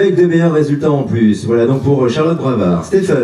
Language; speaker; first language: French; native; French